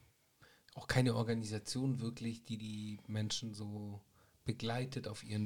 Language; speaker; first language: German; native; German